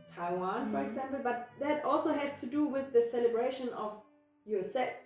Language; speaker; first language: English; non-native, fluent; German